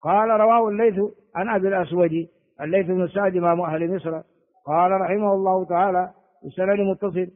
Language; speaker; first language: Arabic; non-native, fluent; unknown